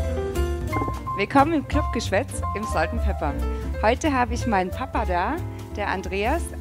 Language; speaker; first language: German; native; German